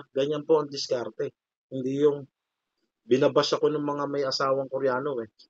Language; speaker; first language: Filipino; native; Filipino